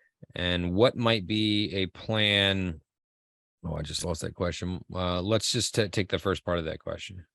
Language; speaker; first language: English; native; English